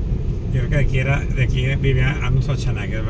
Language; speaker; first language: Spanish; native; Spanish